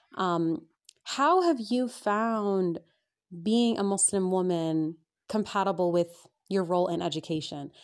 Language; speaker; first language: English; native; English